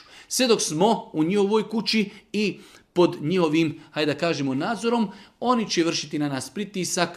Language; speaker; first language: Croatian; native; Croatian